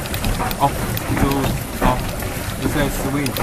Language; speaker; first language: English; non-native, learner; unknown